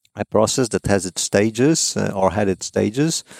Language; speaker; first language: English; non-native, fluent; Polish